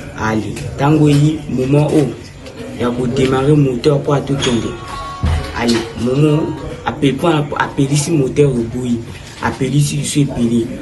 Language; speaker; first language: Lingala; native; Lingala